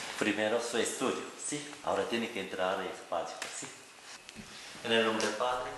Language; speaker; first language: Spanish; non-native, learner; Korean